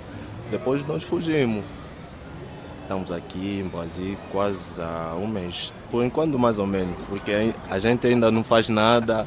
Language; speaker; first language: Portuguese; non-native, fluent; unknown